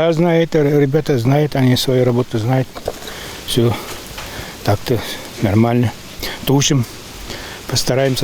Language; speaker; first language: Russian; non-native, local second language; Bashkir